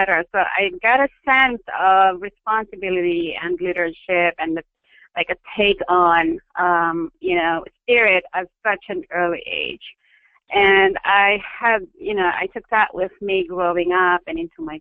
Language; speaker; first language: English; non-native, local second language; Filipino